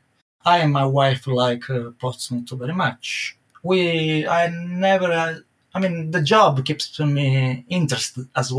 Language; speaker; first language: English; non-native, fluent; Italian